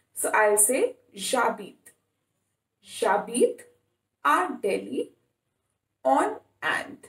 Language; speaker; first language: French; non-native, fluent; Hindi